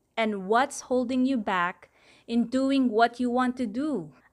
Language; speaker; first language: English; non-native, local second language; Filipino